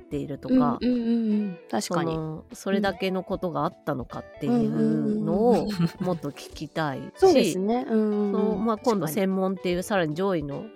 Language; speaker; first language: Japanese; native; Japanese